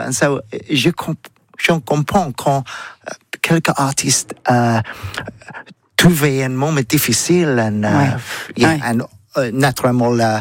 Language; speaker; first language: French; non-native, learner; English